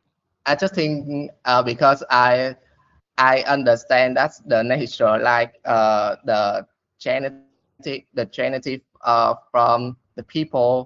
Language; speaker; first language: English; non-native, learner; Vietnamese